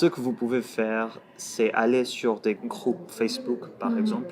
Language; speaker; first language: French; non-native, fluent; Portuguese